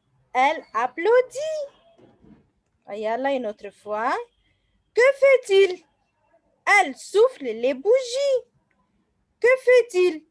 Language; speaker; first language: French; non-native, fluent; Arabic